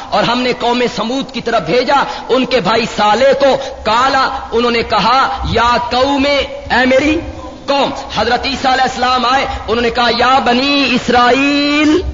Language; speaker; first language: Urdu; non-native, local second language; Punjabi